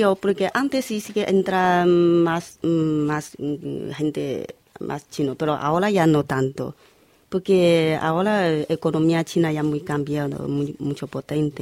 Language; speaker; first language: Spanish; non-native, learner; Chinese